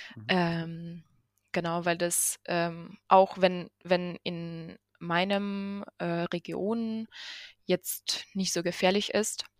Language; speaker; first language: German; non-native, fluent; Ukrainian